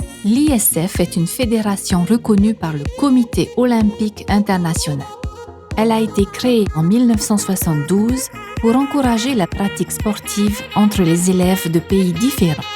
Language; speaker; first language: French; native; French